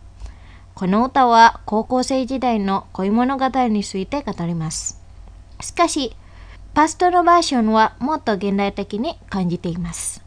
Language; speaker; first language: Japanese; non-native, fluent; Indonesian